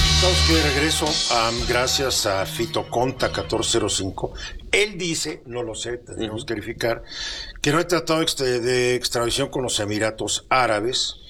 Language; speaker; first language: Spanish; native; Spanish